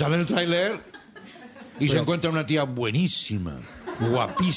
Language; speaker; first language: Spanish; native; Spanish